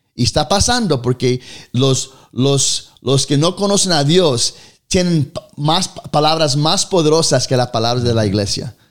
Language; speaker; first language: Spanish; early bilingual, heritage; Spanish